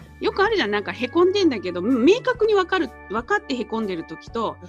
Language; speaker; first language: Japanese; native; Japanese